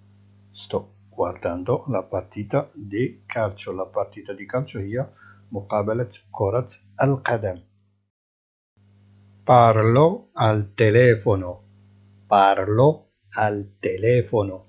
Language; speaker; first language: Italian; non-native, fluent; Arabic